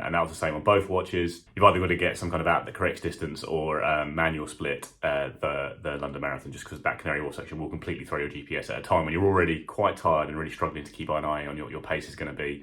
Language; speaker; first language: English; native; English